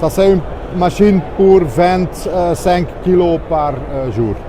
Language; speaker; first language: French; non-native, local second language; Dutch